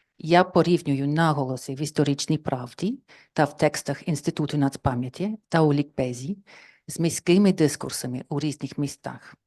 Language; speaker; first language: Ukrainian; non-native, fluent; English